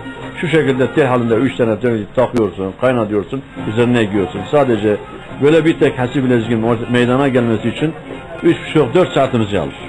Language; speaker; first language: Turkish; native; Turkish